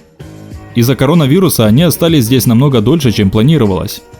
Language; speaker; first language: Russian; native; Russian